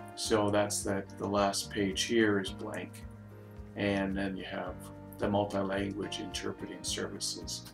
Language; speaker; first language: English; native; English